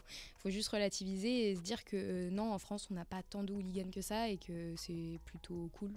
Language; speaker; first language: French; native; French